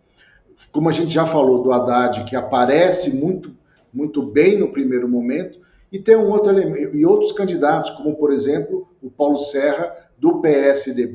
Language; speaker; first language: Portuguese; native; Portuguese